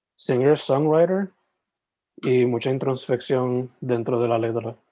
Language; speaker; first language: Spanish; native; Spanish